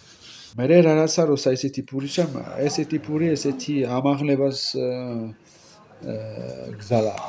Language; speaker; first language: Georgian; non-native, learner; French